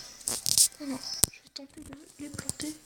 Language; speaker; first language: French; native; French